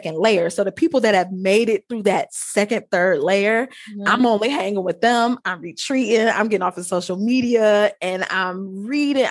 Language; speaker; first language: English; native; English